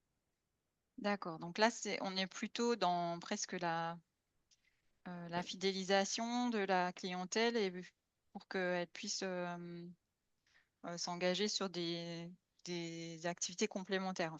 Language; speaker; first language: French; native; French